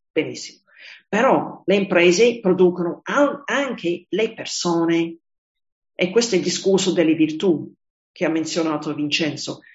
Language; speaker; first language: Italian; non-native, fluent; English